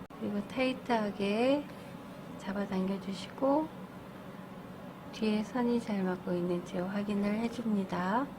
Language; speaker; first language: Korean; native; Korean